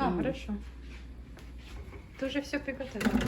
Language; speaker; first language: Russian; early bilingual, other home language; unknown